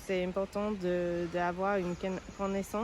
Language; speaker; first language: French; non-native, learner; English